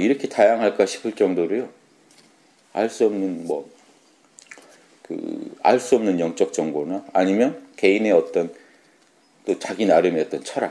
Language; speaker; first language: Korean; native; Korean